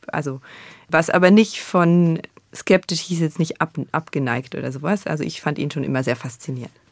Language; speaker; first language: German; native; German